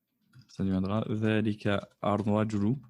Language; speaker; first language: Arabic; non-native, fluent; French